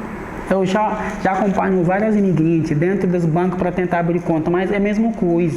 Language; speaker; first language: Portuguese; non-native, learner; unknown